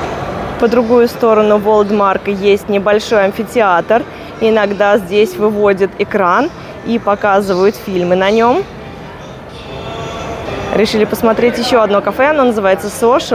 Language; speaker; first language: Russian; native; Russian